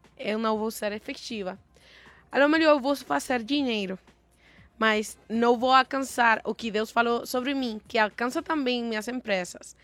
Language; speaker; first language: Portuguese; non-native, learner; Spanish